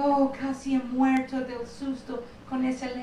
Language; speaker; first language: Spanish; native; Spanish